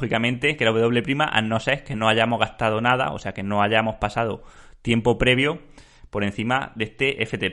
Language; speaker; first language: Spanish; native; Spanish